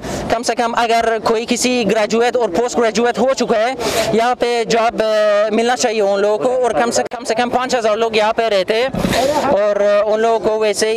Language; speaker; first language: Hindi; non-native, fluent; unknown